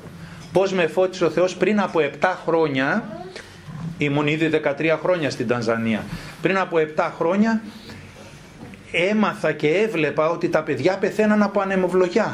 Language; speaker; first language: Greek; native; Greek